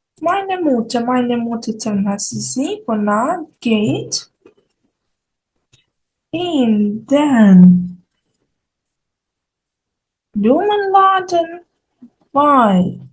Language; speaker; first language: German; non-native, fluent; Ukrainian